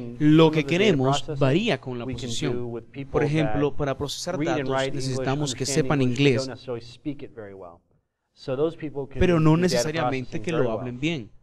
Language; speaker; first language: Spanish; non-native, fluent; English